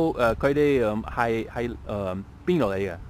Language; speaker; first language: Cantonese; non-native, learner; English